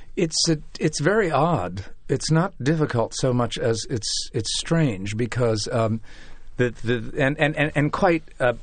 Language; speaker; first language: English; native; English